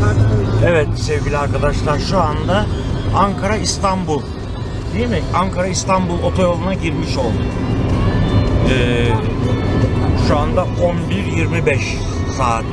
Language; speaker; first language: Turkish; native; Turkish